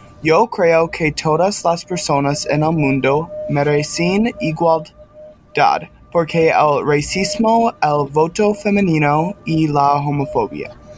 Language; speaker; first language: Spanish; non-native, learner; English